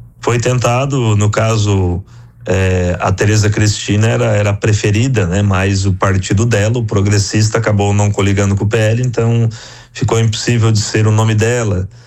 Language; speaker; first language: Portuguese; native; Portuguese